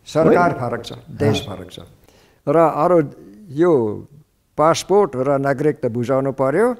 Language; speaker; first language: Nepali; non-native, fluent; English